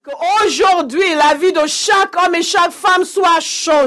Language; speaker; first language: French; non-native, fluent; English